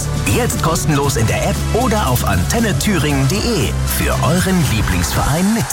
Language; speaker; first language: German; native; German